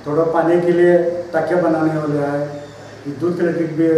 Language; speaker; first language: Hindi; non-native, local second language; Marathi